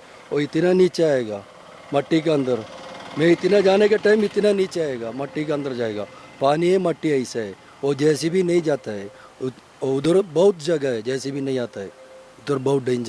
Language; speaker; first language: Hindi; non-native, local second language; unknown